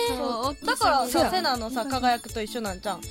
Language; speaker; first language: Japanese; native; Japanese